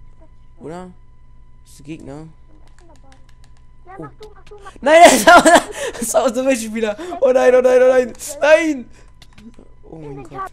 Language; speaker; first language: German; native; German